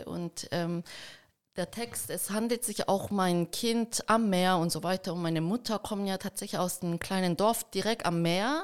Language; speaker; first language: German; early bilingual, heritage; Korean